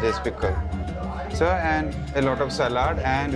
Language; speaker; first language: English; non-native, local second language; Malayalam